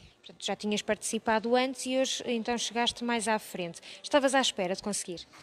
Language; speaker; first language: Portuguese; native; Portuguese